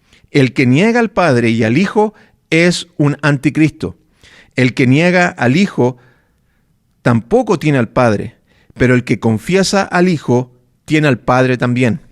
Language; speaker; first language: Spanish; native; Spanish